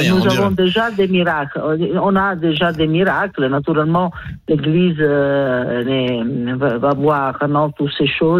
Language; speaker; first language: French; non-native, learner; Italian